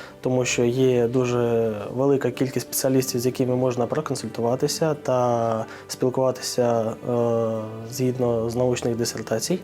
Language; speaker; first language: Ukrainian; non-native, local second language; Russian